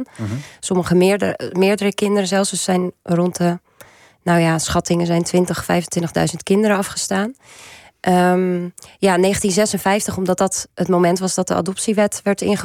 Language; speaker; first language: Dutch; native; Dutch